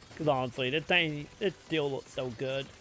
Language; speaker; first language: English; native; English